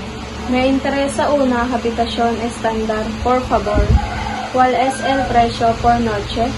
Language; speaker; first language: Spanish; non-native, learner; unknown